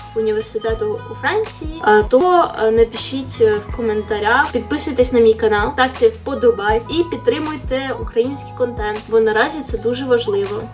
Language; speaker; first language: Ukrainian; native; Ukrainian